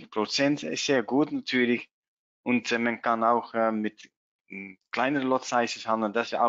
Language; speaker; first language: German; non-native, learner; Dutch